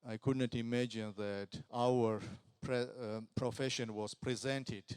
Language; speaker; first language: English; non-native, fluent; Georgian